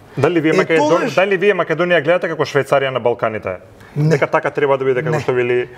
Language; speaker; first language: Macedonian; native; Macedonian